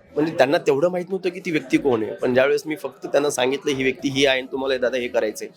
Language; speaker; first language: Marathi; native; Marathi